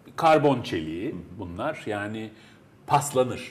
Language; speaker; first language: Turkish; native; Turkish